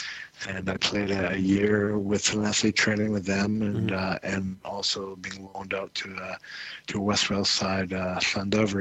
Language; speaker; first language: English; native; English